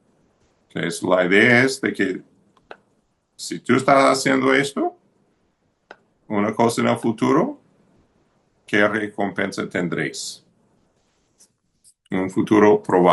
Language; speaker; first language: Spanish; non-native, fluent; English